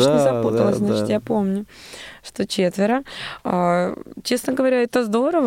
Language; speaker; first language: Russian; native; Russian